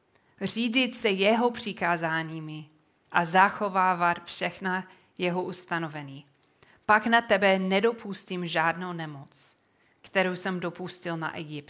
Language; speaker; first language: Czech; non-native, fluent; English